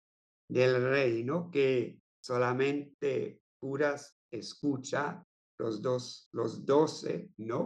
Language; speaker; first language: Spanish; non-native, fluent; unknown